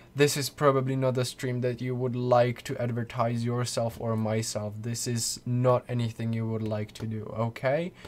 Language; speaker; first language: English; non-native, fluent; Czech